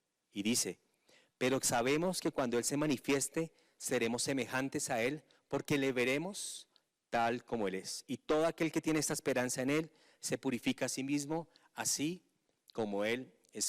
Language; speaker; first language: Spanish; native; Spanish